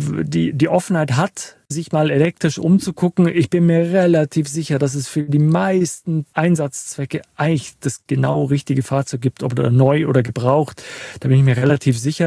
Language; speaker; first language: German; native; German